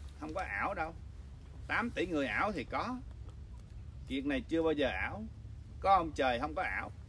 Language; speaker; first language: Vietnamese; early bilingual, other home language; English